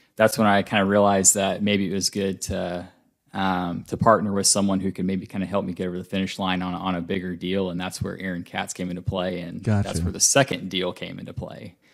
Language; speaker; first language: English; native; English